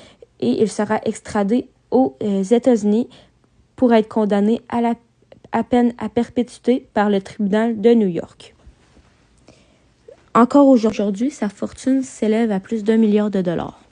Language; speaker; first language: French; native; French